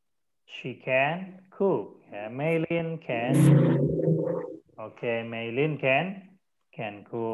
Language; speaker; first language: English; non-native, learner; Indonesian